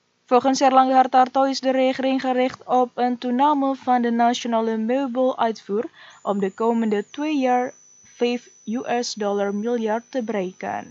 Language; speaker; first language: Dutch; non-native, fluent; Indonesian